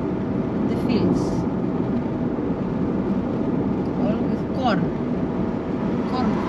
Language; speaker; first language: English; non-native, learner; Greek